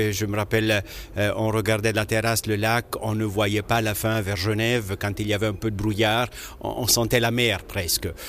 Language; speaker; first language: French; non-native, local second language; Italian